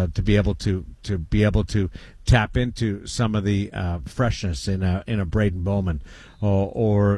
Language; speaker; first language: English; native; English